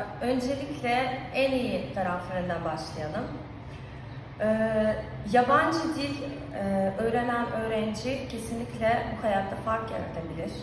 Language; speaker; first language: Turkish; non-native, fluent; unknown